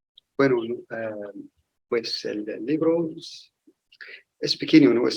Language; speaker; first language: Spanish; non-native, learner; Arabic